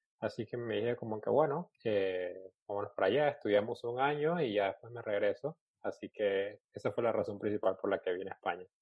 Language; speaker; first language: Spanish; native; Spanish